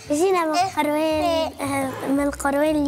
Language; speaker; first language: Arabic; native; Arabic